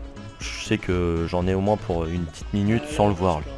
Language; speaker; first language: French; native; French